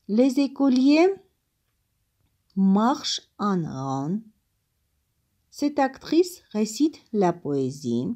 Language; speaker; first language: French; non-native, fluent; Armenian